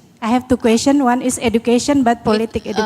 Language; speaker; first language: English; non-native, learner; Indonesian